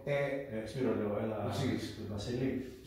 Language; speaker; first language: Greek; non-native, fluent; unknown